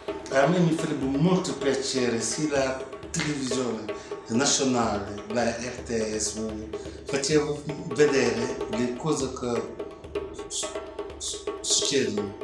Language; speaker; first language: Italian; non-native, fluent; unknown